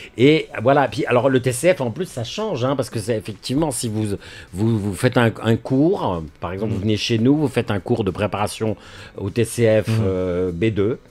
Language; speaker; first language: French; native; French